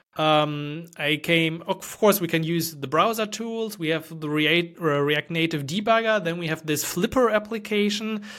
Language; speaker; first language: English; non-native, fluent; German